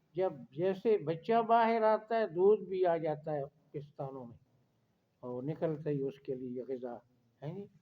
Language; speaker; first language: Urdu; non-native, local second language; Punjabi